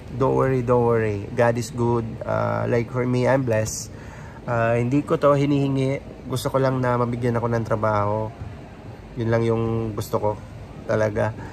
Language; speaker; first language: Filipino; non-native, local second language; Cebuano